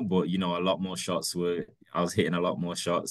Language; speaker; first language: English; native; English